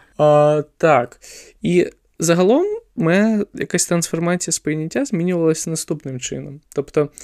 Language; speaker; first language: Ukrainian; native; Ukrainian